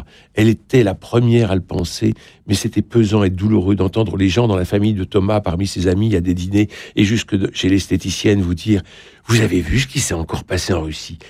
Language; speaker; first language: French; native; French